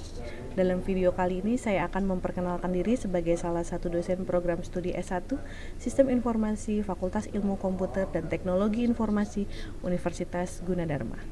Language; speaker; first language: Indonesian; native; Indonesian